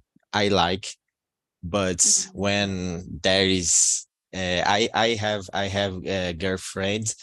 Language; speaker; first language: English; non-native, learner; Portuguese